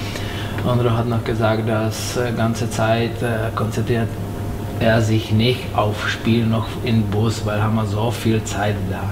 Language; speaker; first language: German; non-native, fluent; Czech